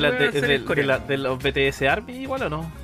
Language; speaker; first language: Spanish; native; Spanish